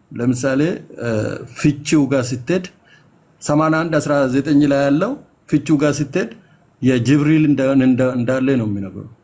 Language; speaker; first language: Amharic; non-native, local second language; Oromo